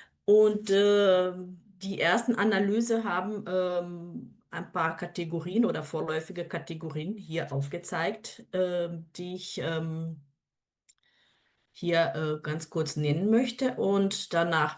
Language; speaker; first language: German; non-native, fluent; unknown